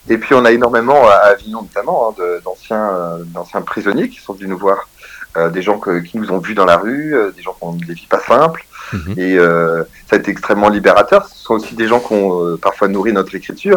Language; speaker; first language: French; native; French